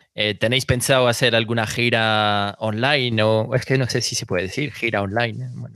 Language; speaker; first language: Spanish; non-native, fluent; French